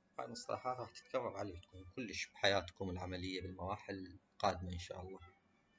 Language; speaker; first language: Arabic; native; Arabic